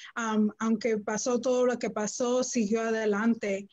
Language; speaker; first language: Spanish; early bilingual, heritage; Spanish